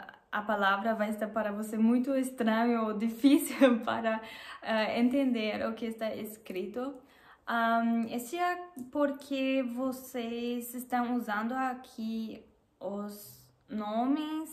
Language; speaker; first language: Portuguese; non-native, learner; German